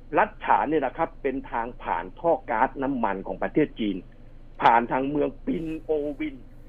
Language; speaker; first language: Thai; native; Thai